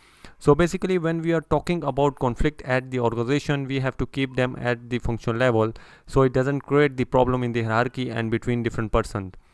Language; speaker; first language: English; non-native, local second language; Urdu